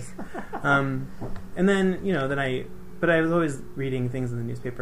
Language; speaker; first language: English; native; English